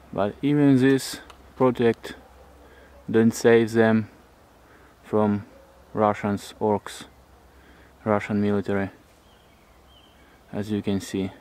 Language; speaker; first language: English; non-native, learner; Russian